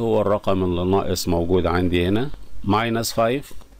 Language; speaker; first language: Arabic; native; Arabic